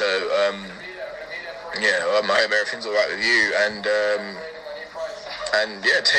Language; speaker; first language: English; native; English